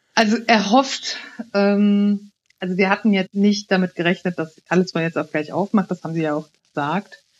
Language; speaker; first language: German; early bilingual, other home language; Italian